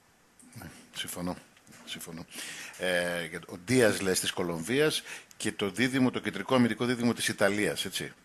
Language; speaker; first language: Greek; native; Greek